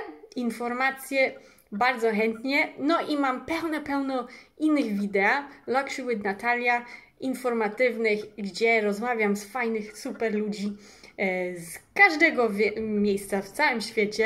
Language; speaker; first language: Polish; early bilingual, heritage; English